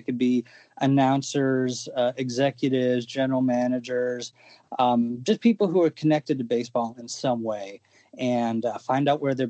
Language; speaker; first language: English; native; English